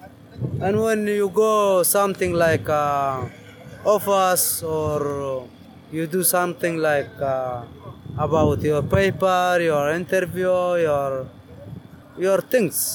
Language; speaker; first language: English; non-native, learner; Arabic